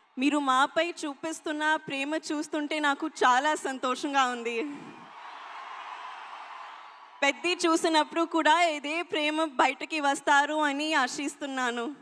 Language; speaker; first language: Telugu; non-native, learner; Hindi